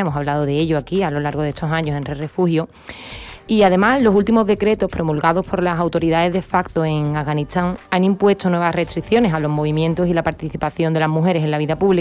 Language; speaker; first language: Spanish; native; Spanish